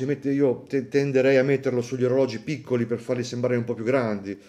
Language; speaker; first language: Italian; native; Italian